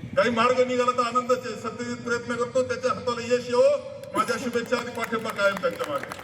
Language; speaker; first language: Marathi; native; Marathi